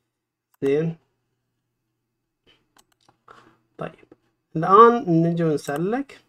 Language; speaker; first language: Arabic; native; Arabic